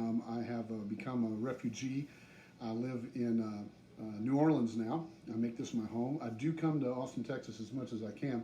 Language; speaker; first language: English; native; English